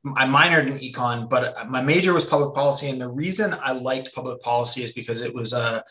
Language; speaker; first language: English; native; English